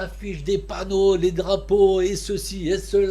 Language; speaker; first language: French; early bilingual, other home language; Turkish